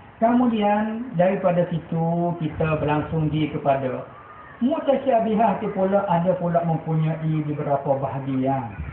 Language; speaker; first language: Malay; native; Malay